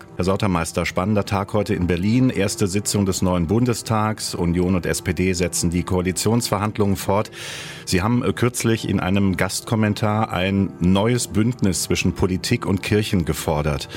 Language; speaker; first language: German; native; German